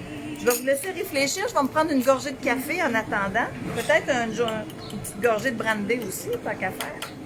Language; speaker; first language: French; native; French